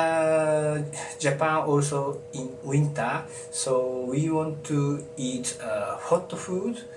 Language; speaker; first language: English; non-native, learner; Japanese